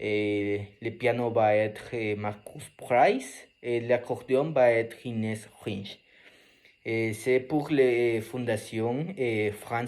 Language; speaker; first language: French; non-native, learner; Spanish